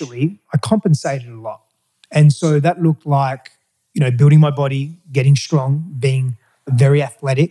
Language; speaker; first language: English; early bilingual, other home language; Greek